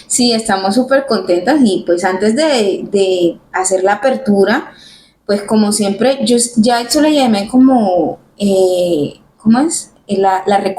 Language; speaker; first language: Spanish; native; Spanish